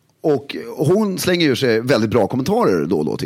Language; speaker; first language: Swedish; native; Swedish